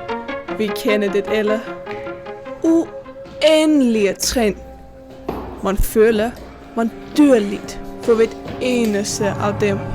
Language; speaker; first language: Danish; non-native, learner; Icelandic